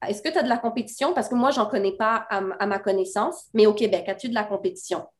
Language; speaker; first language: French; native; French